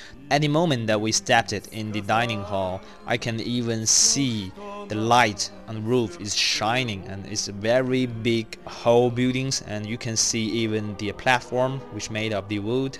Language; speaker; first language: English; non-native, fluent; Chinese